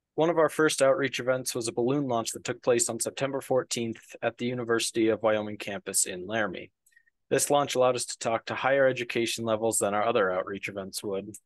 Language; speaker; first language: English; native; English